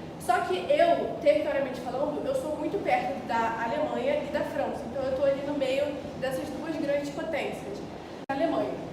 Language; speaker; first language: Portuguese; native; Portuguese